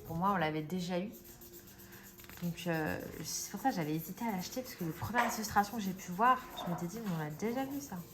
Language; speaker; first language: French; native; French